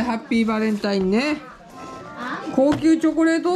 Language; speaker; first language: Japanese; native; Japanese